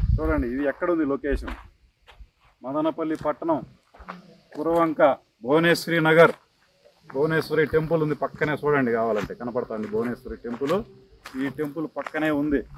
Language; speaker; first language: Telugu; native; Telugu